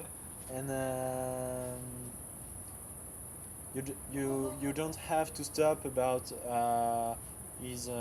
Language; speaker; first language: English; non-native, learner; French